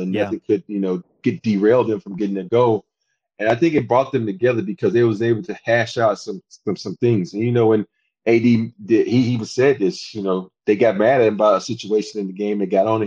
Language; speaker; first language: English; native; English